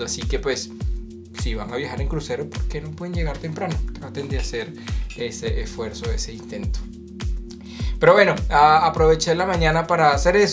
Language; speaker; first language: Spanish; native; Spanish